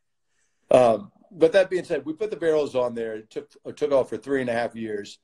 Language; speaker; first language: English; native; English